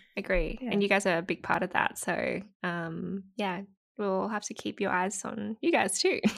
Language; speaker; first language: English; native; English